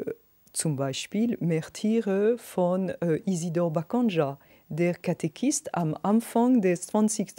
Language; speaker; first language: German; non-native, fluent; French